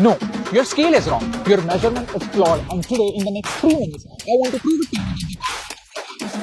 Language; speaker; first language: English; non-native, local second language; Hindi